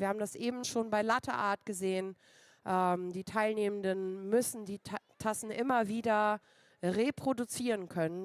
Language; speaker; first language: German; native; German